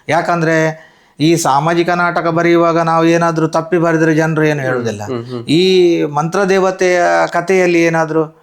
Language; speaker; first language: Kannada; non-native, local second language; Tulu